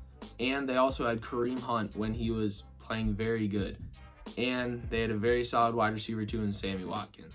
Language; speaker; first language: English; native; English